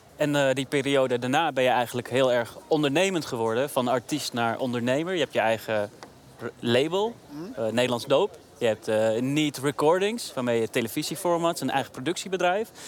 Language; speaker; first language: Dutch; early bilingual, other home language; Turkish